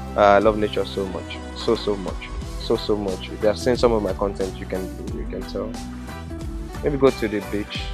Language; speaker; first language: English; non-native, local second language; Yoruba